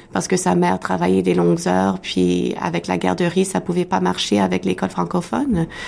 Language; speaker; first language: French; native; French